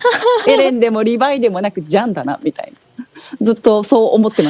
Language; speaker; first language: Japanese; native; Japanese